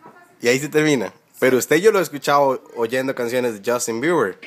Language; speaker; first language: Spanish; native; Spanish